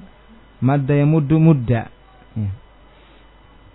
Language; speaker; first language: Arabic; non-native, fluent; Indonesian